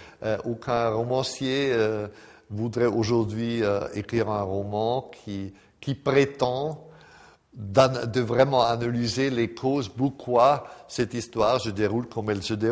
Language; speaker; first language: French; non-native, fluent; German